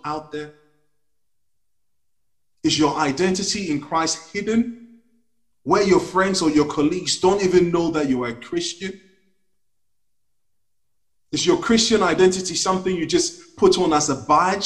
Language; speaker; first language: English; non-native, local second language; Akan